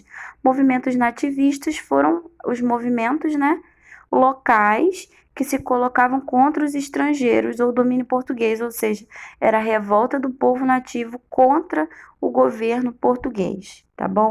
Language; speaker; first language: Portuguese; native; Portuguese